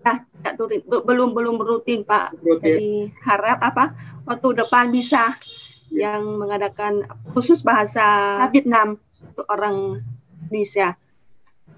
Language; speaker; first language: Indonesian; non-native, fluent; Vietnamese